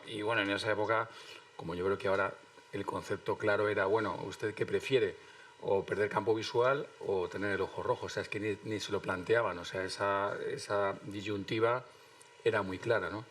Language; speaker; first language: Spanish; native; Spanish